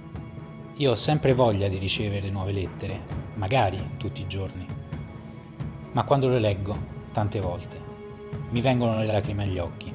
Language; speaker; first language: Italian; native; Italian